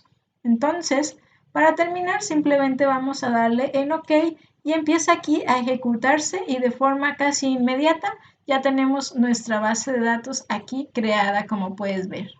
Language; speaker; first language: Spanish; native; Spanish